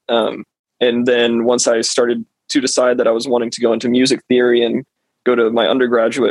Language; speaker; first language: English; native; English